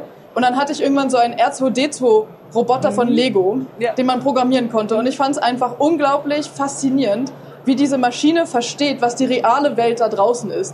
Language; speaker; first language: German; native; German